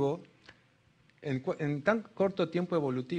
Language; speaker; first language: Spanish; native; Spanish